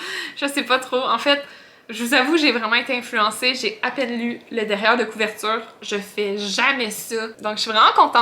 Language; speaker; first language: French; native; French